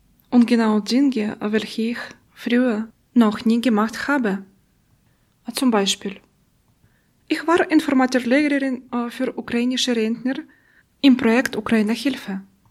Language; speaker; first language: German; non-native, learner; Russian